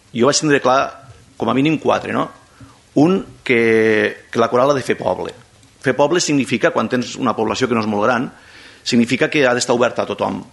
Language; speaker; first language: Catalan; non-native, local second language; Spanish